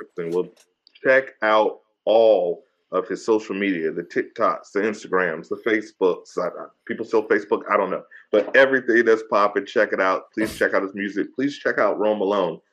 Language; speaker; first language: English; native; English